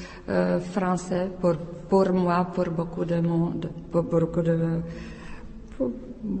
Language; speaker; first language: French; non-native, learner; Czech